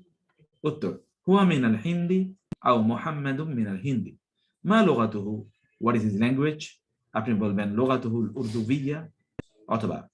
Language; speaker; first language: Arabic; non-native, fluent; Bangla